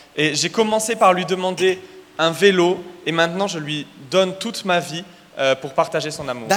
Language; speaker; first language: French; native; French